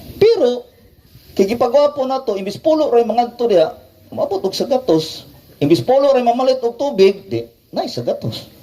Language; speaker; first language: Cebuano; native; Cebuano